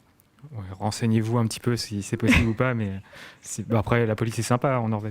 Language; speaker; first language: French; native; French